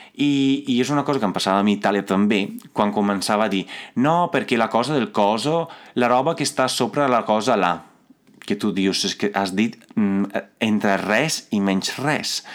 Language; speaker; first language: Catalan; non-native, fluent; Italian